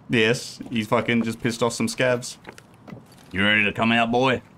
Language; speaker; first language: English; native; English